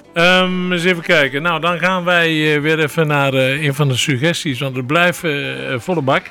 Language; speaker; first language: Dutch; native; Dutch